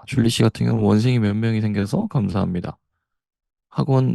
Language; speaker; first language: Korean; native; Korean